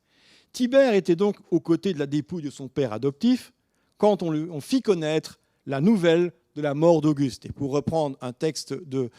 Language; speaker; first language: French; native; French